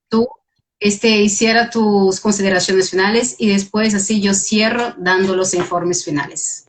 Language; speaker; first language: Spanish; non-native, fluent; Portuguese